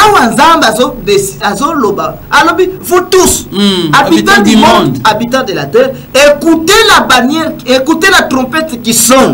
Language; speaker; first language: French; non-native, local second language; Lingala